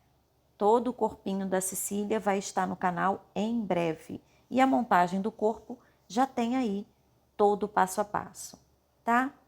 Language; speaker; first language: Portuguese; native; Portuguese